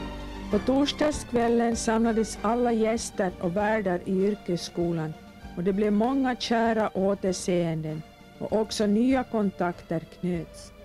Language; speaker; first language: Swedish; native; Swedish